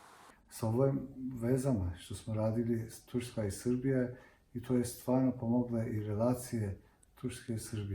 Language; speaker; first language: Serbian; non-native, learner; Turkish